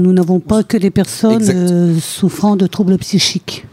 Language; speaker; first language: French; native; French